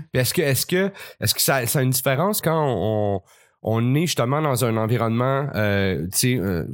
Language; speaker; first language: French; native; French